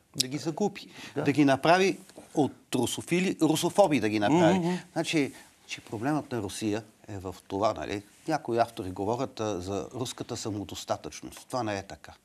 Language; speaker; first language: Bulgarian; native; Bulgarian